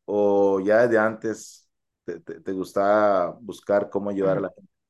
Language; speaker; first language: Spanish; native; Spanish